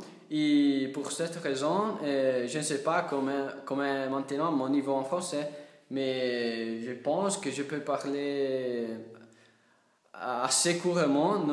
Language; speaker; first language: French; non-native, learner; Italian